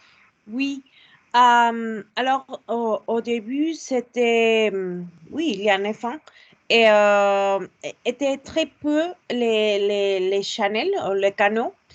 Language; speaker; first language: French; non-native, fluent; Spanish